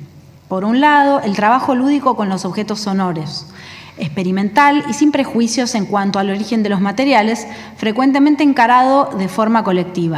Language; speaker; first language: Spanish; native; Spanish